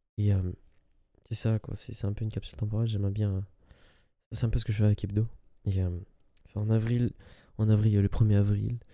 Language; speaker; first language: French; early bilingual, other home language; Arabic